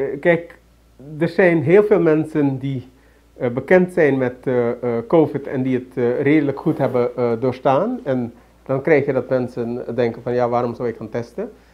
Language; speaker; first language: Dutch; native; Dutch